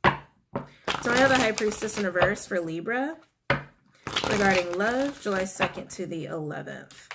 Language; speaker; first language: English; native; English